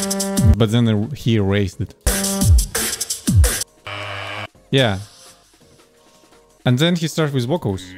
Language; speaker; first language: English; non-native, fluent; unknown